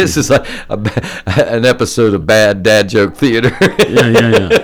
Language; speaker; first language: English; native; English